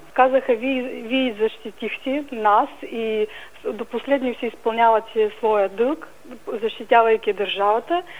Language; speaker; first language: Bulgarian; early bilingual, heritage; Bulgarian